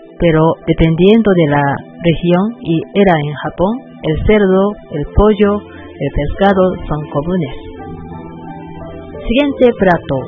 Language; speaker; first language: Spanish; non-native, learner; Japanese